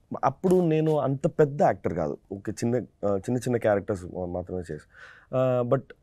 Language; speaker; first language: Telugu; non-native, local second language; Tamil